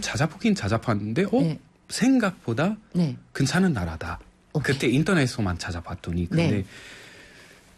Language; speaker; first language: Korean; non-native, fluent; Arabic